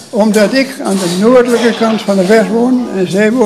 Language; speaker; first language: Dutch; native; Dutch